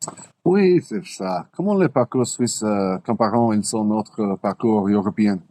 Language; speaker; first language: French; non-native, learner; English